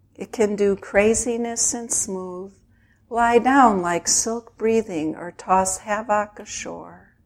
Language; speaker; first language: English; native; English